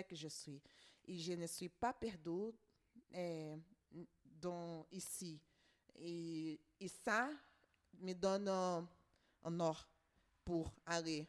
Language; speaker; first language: French; non-native, learner; Portuguese